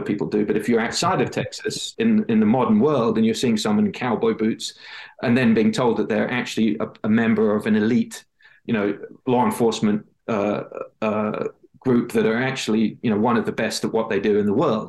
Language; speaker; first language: English; native; English